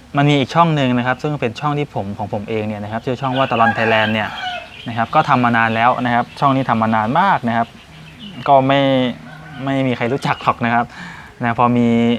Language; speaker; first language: Thai; native; Thai